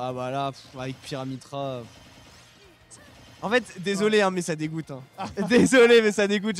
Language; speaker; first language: French; native; French